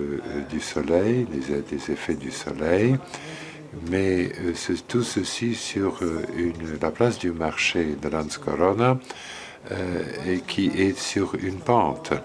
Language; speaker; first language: French; non-native, fluent; Polish